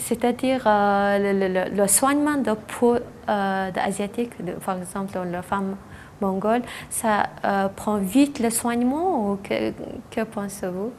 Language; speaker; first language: French; non-native, learner; Mongolian